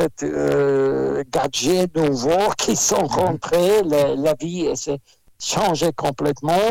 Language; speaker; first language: French; non-native, fluent; Russian